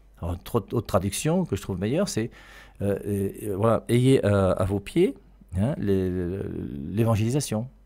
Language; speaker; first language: French; native; French